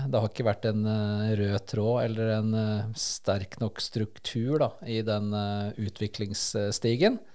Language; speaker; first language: Norwegian; early bilingual, other home language; Spanish